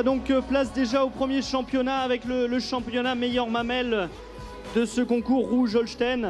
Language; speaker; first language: French; native; French